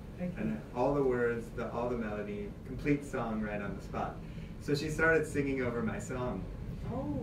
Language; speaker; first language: English; native; English